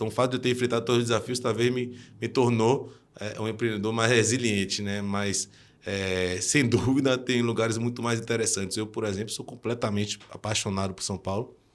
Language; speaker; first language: Portuguese; early bilingual, heritage; Portuguese